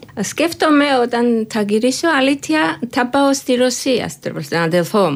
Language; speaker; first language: Greek; non-native, fluent; Georgian